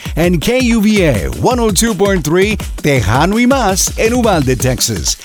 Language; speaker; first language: English; early bilingual, other home language; Spanish